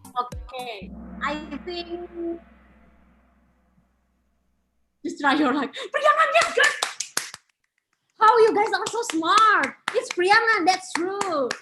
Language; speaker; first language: English; non-native, fluent; Indonesian